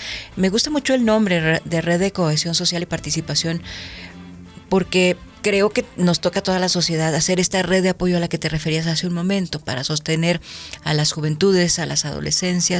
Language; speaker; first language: Spanish; native; Spanish